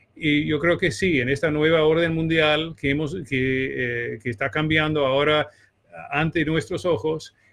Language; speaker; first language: Spanish; non-native, fluent; English